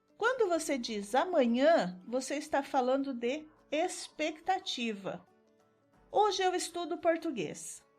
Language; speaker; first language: Portuguese; native; Portuguese